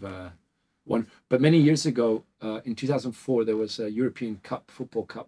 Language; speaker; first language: English; native; English